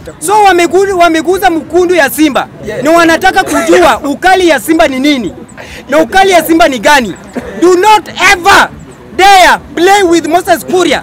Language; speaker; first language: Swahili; native; Swahili